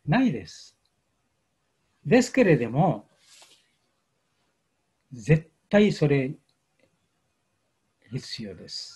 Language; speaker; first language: Japanese; non-native, fluent; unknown